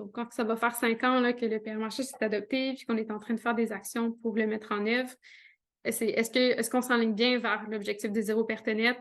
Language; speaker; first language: French; native; French